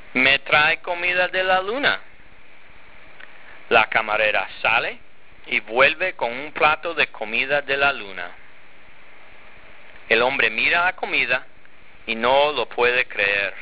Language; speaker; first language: Spanish; non-native, fluent; English